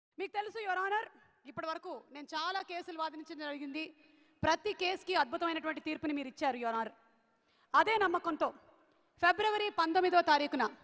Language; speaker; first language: Telugu; native; Telugu